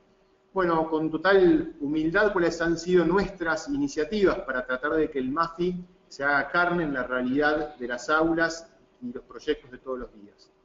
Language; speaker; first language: Spanish; native; Spanish